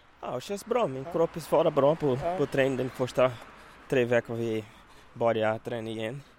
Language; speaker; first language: Swedish; non-native, learner; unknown